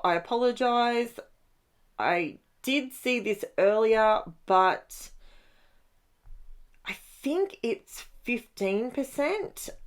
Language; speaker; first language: English; native; English